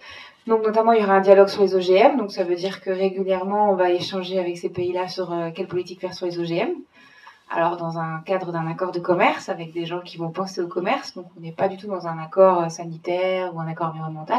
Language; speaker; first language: French; native; French